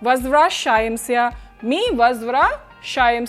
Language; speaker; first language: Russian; non-native, fluent; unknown